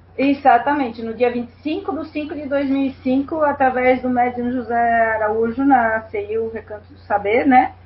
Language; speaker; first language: Portuguese; non-native, fluent; Spanish